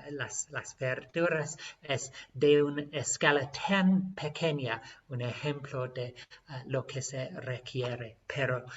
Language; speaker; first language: Spanish; non-native, fluent; English